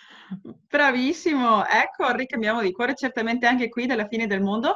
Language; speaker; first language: Italian; non-native, fluent; Spanish